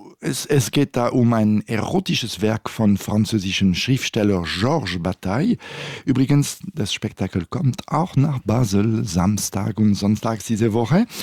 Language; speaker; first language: German; non-native, local second language; French